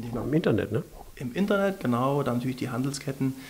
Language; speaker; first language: German; native; German